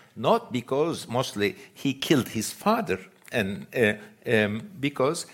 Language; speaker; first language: English; non-native, fluent; Turkish